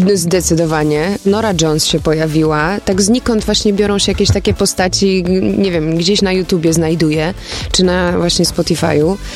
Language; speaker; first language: Polish; early bilingual, heritage; Polish